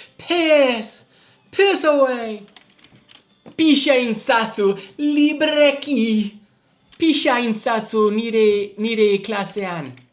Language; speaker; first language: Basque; non-native, learner; English